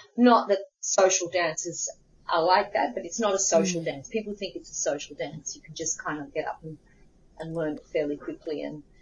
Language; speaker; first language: English; early bilingual, other home language; Spanish